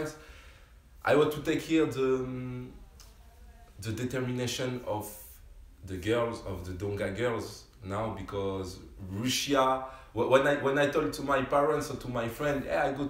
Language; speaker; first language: English; non-native, learner; French